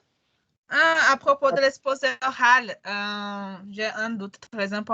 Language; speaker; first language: French; non-native, learner; Portuguese